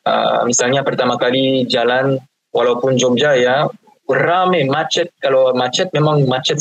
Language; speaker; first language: Indonesian; non-native, fluent; French